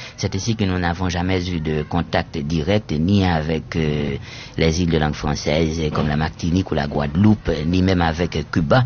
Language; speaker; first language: French; non-native, local second language; Haitian Creole